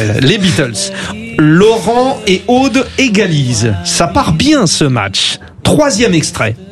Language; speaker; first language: French; native; French